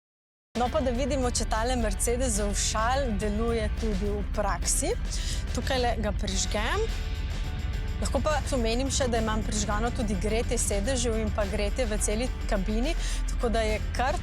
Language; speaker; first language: Slovenian; native; Slovenian